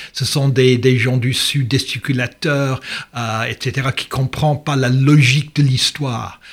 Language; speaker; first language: French; non-native, fluent; English